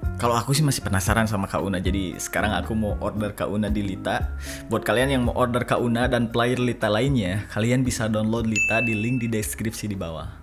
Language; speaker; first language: English; non-native, fluent; Indonesian